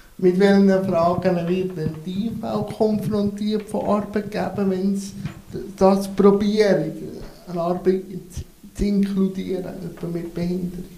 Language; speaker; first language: German; native; German